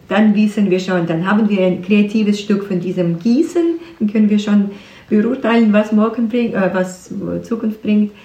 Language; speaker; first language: German; non-native, learner; Ukrainian